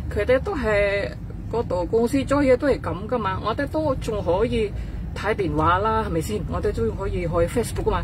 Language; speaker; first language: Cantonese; non-native, fluent; Indonesian